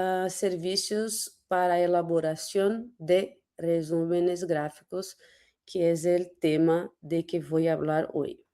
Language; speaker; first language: Spanish; non-native, fluent; Portuguese